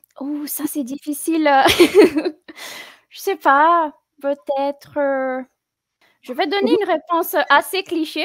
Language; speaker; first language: French; non-native, fluent; Portuguese